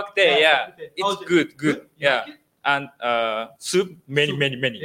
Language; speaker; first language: English; non-native, learner; Japanese